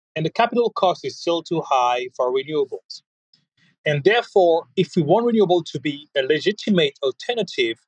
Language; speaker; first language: English; non-native, fluent; French